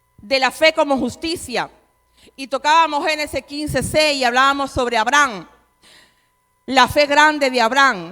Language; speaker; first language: Spanish; native; Spanish